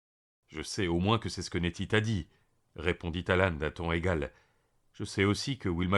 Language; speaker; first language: French; native; French